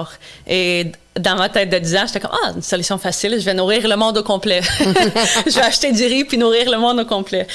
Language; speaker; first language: French; non-native, local second language; English